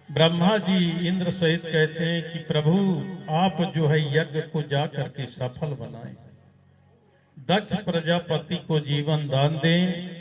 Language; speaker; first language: Hindi; native; Hindi